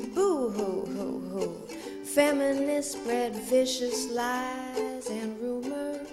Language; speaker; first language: English; native; English